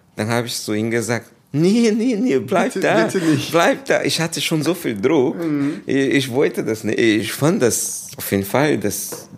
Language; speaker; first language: German; non-native, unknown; Portuguese